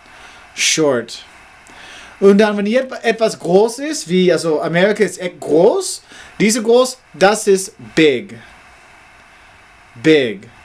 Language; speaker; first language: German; non-native, learner; English